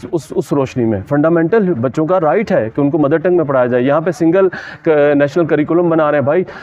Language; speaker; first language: Urdu; non-native, local second language; Punjabi